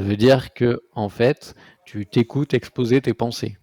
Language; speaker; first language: French; native; French